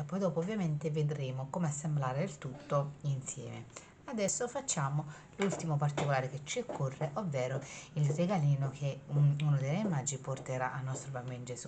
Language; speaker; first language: Italian; native; Italian